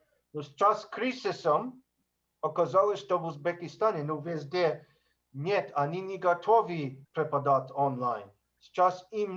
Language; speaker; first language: Russian; non-native, learner; English